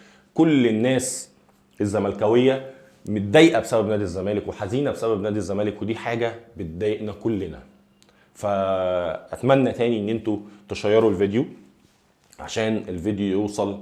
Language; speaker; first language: Arabic; native; Arabic